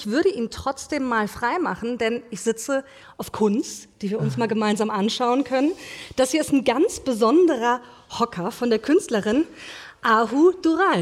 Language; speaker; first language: German; native; German